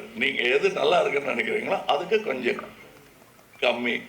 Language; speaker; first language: Tamil; native; Tamil